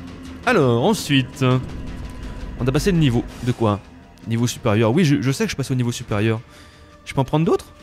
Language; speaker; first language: French; native; French